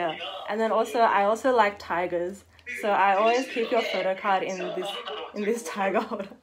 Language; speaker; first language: English; native; English